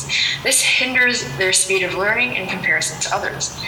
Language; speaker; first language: English; non-native, local second language; Cantonese